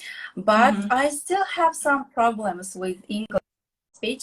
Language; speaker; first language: English; non-native, fluent; Kazakh